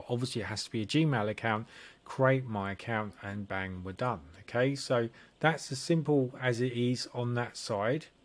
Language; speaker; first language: English; native; English